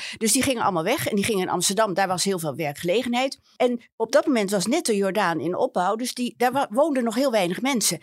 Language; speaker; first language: Dutch; native; Dutch